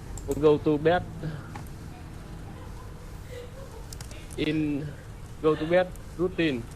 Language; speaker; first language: English; non-native, learner; Vietnamese